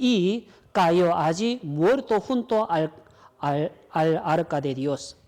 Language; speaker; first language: Spanish; non-native, fluent; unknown